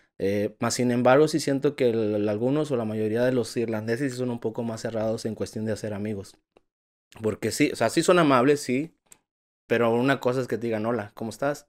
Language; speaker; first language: Spanish; native; Spanish